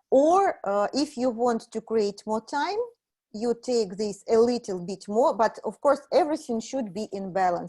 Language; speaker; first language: English; non-native, fluent; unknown